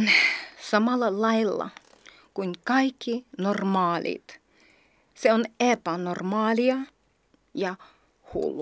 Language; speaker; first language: Finnish; non-native, learner; Ukrainian